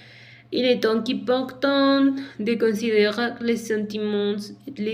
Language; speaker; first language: French; non-native, learner; Spanish